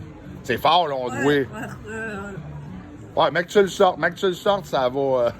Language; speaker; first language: French; native; French